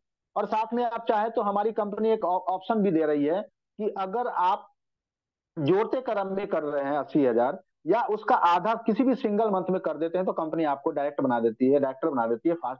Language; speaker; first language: Hindi; native; Hindi